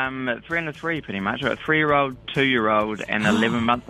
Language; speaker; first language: English; native; English